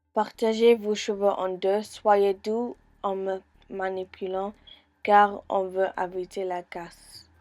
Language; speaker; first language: French; non-native, fluent; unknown